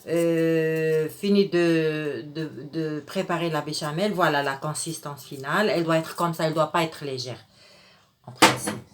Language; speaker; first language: French; non-native, local second language; Arabic